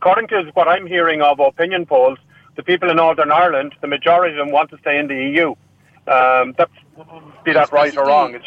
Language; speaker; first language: English; non-native, local second language; Irish